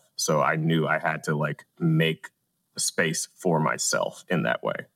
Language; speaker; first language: English; native; English